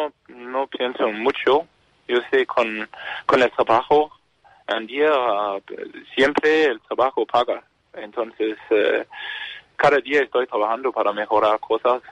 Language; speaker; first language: Spanish; non-native, learner; Danish